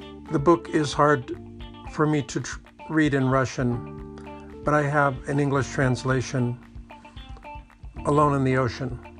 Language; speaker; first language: English; native; English